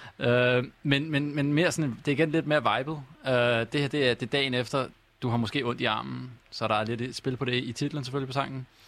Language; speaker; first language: Danish; native; Danish